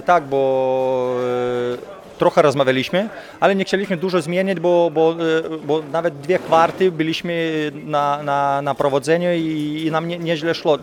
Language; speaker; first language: Polish; non-native, fluent; Lithuanian